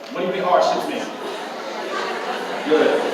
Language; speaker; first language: English; native; English